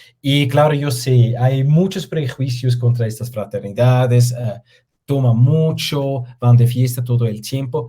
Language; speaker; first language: Spanish; non-native, fluent; German